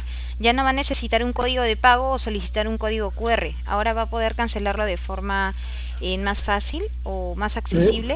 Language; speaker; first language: Spanish; native; Spanish